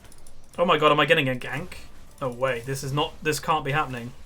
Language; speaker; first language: English; native; English